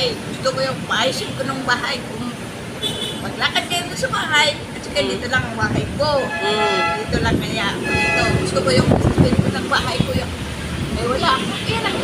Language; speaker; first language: Filipino; non-native, local second language; Cebuano